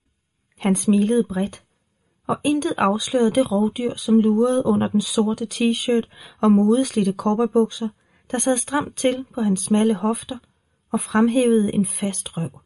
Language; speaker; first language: Danish; native; Danish